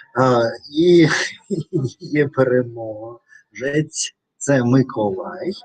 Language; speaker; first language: Ukrainian; non-native, learner; Russian